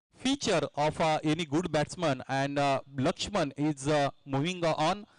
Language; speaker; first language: English; non-native, local second language; Marathi